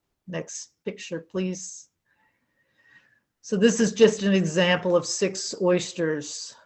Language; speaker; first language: English; native; English